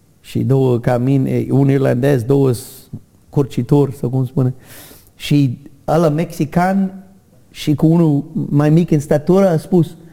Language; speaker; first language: Romanian; non-native, learner; English